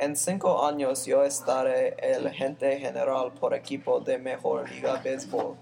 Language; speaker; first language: Spanish; non-native, learner; English